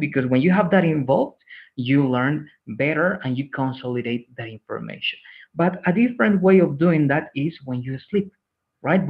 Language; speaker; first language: English; non-native, fluent; Spanish